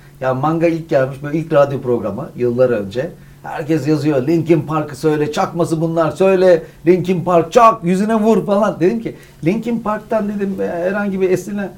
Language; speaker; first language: Turkish; native; Turkish